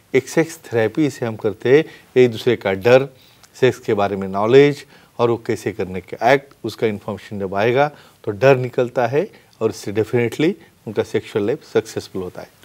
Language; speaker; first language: Hindi; non-native, local second language; Marathi